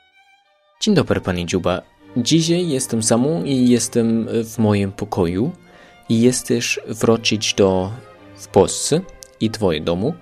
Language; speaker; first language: Polish; non-native, learner; German